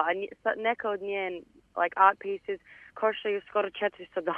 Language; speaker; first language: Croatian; early bilingual, heritage; Bosnian